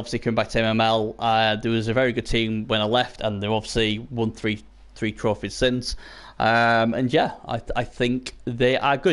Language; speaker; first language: English; native; English